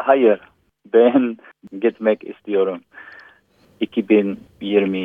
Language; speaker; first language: Turkish; non-native, learner; English